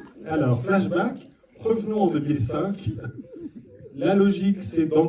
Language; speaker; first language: French; native; French